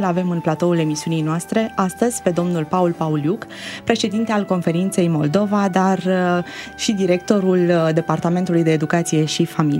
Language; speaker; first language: Romanian; native; Romanian